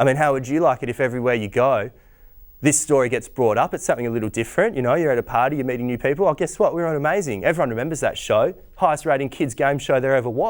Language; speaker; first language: English; native; English